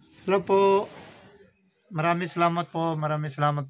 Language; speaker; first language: Filipino; non-native, learner; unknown